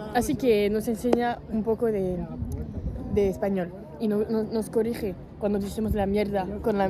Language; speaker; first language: Spanish; non-native, learner; French